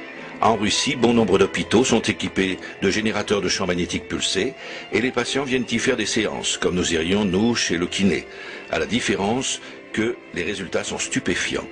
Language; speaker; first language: French; native; French